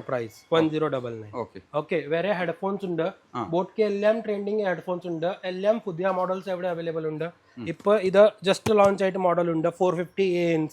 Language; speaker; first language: Malayalam; non-native, fluent; Hindi